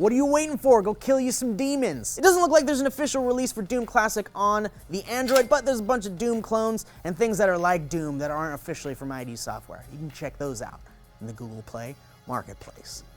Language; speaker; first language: English; native; English